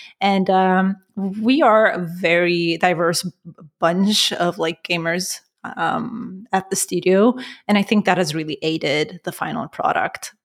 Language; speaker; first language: English; non-native, fluent; Persian